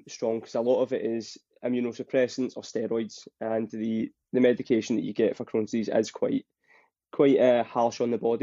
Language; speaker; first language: English; native; English